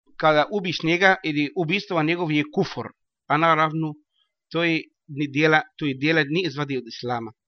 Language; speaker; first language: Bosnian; non-native, learner; Arabic